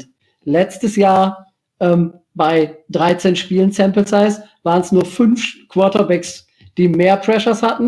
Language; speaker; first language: German; native; German